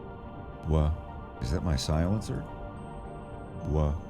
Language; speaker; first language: English; native; English